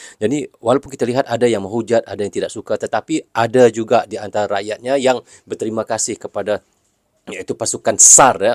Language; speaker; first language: Malay; native; Malay